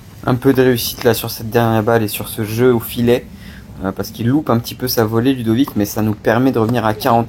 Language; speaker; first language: French; native; French